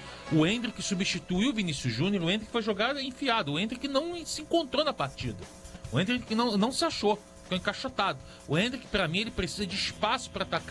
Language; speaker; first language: Portuguese; native; Portuguese